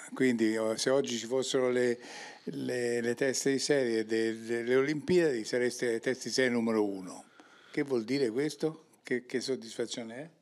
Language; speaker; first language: Italian; native; Italian